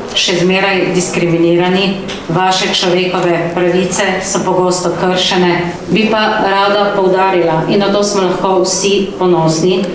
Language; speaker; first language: Slovenian; native; Slovenian